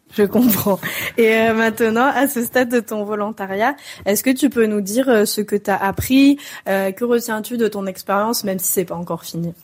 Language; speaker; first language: French; native; French